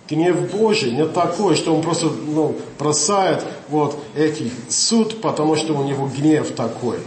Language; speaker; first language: Russian; non-native, learner; English